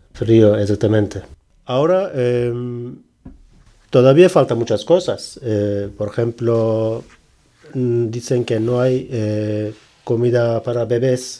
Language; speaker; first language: Spanish; non-native, learner; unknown